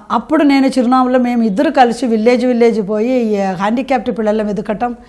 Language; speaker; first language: Telugu; non-native, fluent; Malayalam